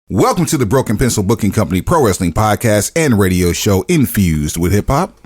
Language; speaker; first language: English; native; English